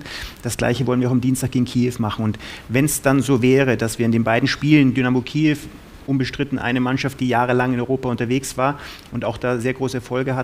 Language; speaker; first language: German; native; German